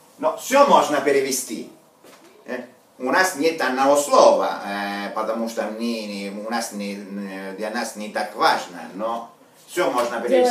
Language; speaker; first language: Russian; non-native, fluent; Italian